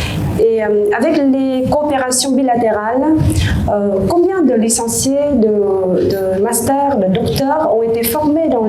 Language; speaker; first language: French; non-native, fluent; Vietnamese